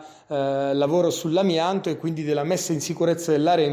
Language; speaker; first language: Italian; native; Italian